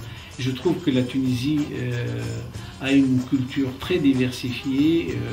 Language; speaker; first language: French; non-native, local second language; Arabic